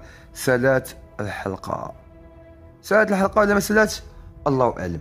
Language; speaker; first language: Arabic; native; Arabic